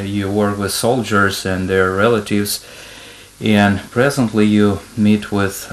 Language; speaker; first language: English; non-native, fluent; Ukrainian